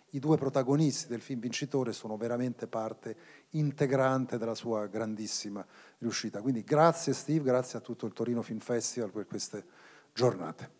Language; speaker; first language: Italian; native; Italian